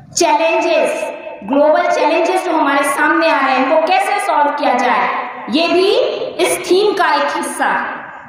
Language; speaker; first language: Urdu; native; Urdu